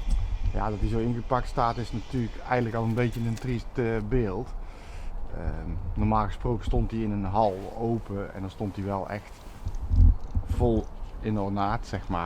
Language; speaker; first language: Dutch; native; Dutch